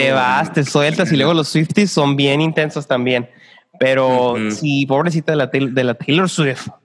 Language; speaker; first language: Spanish; native; Spanish